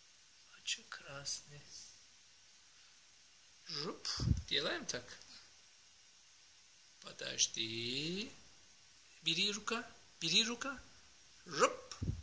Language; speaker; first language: Russian; non-native, learner; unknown